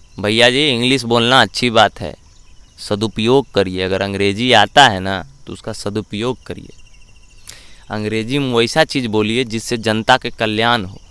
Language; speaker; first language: Hindi; native; Hindi